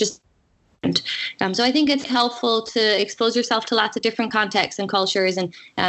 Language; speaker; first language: English; native; English